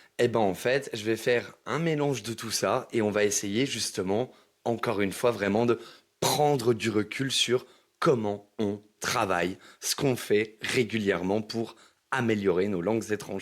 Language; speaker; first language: French; native; French